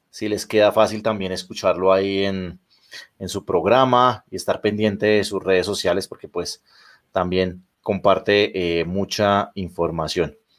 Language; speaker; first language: Spanish; native; Spanish